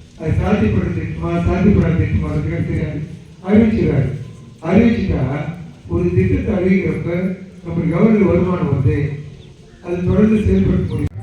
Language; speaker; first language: Tamil; non-native, local second language; Telugu